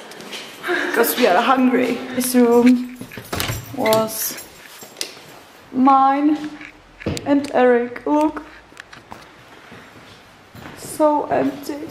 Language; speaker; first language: English; non-native, learner; Czech